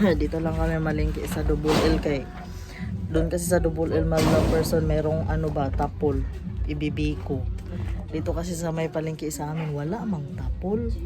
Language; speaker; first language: Filipino; non-native, local second language; Cebuano